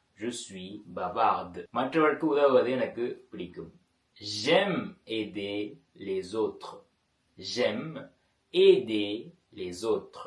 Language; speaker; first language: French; non-native, fluent; Tamil